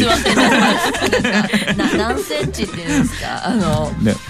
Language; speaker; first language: Japanese; native; Japanese